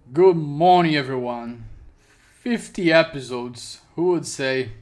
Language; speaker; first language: English; non-native, fluent; Portuguese